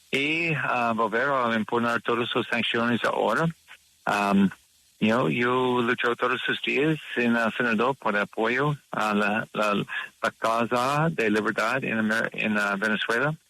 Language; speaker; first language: Spanish; non-native, learner; English